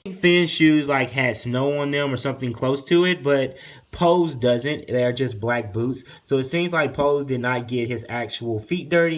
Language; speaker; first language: English; native; English